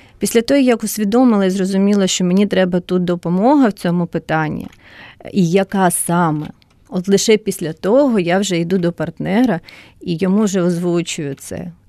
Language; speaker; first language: Ukrainian; non-native, local second language; Russian